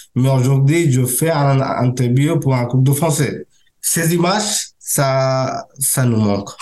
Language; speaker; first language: French; non-native, learner; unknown